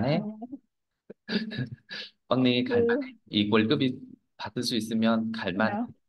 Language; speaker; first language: Korean; non-native, fluent; Vietnamese